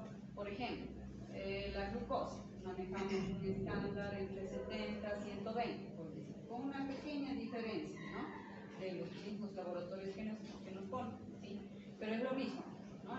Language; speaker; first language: Spanish; native; Spanish